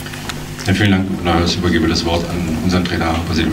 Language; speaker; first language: German; native; German